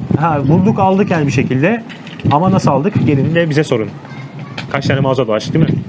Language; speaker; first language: Turkish; native; Turkish